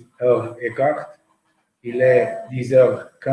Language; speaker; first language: French; non-native, learner; Portuguese